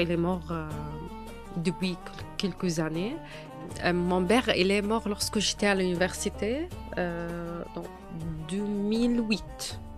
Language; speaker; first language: French; non-native, fluent; Arabic